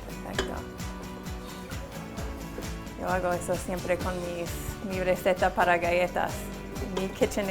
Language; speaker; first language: Spanish; non-native, fluent; English